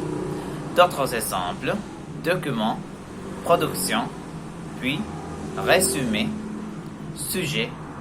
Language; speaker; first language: French; non-native, learner; Spanish